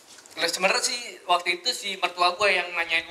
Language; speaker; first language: Indonesian; native; Indonesian